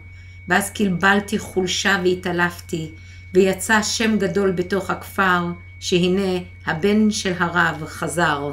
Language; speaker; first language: Hebrew; non-native, fluent; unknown